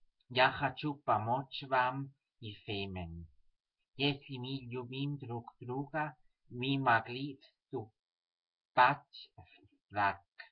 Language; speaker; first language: Russian; non-native, learner; Swiss German